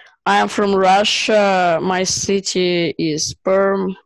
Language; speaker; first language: English; non-native, learner; Russian